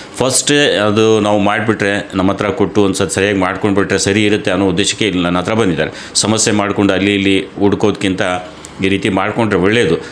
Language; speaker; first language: Kannada; native; Kannada